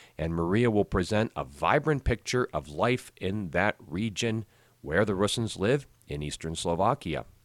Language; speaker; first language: English; native; English